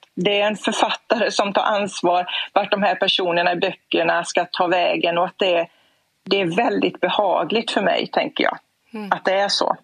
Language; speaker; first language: Swedish; native; Swedish